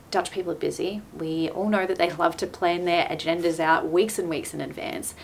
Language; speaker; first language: English; native; English